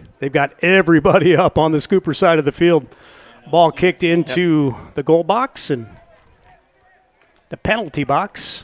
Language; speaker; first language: English; native; English